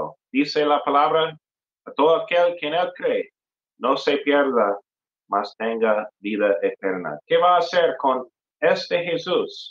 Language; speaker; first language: Spanish; non-native, fluent; English